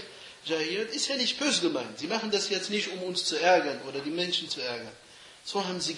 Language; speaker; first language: German; non-native, fluent; Arabic